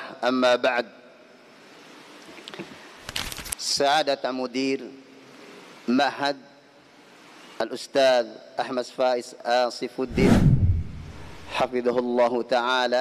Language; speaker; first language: Arabic; non-native, fluent; Indonesian